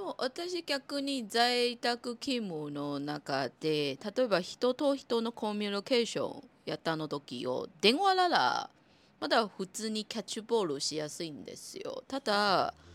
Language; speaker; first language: Japanese; non-native, fluent; Chinese